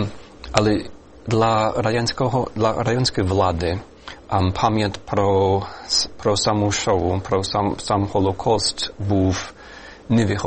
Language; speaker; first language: Ukrainian; non-native, fluent; English